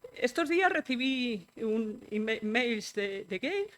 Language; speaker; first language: Spanish; native; Spanish